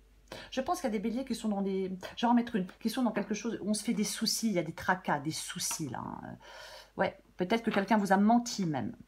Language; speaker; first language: French; native; French